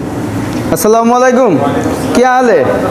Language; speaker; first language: Hindi; non-native, learner; Bangla